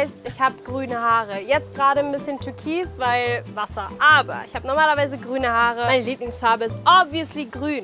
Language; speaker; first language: German; early bilingual, other home language; Turkish